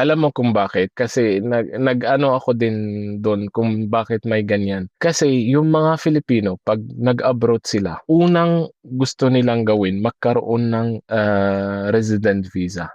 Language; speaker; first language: Filipino; non-native, fluent; Arabic